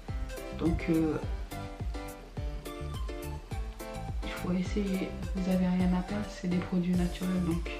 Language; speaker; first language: French; early bilingual, other home language; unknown